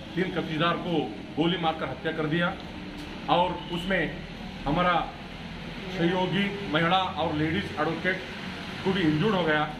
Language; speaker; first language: Hindi; non-native, local second language; Kannada